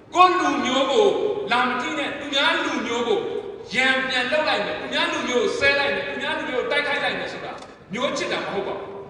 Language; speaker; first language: Burmese; non-native, local second language; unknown